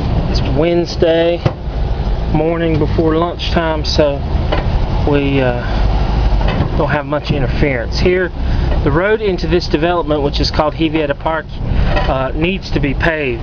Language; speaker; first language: English; native; English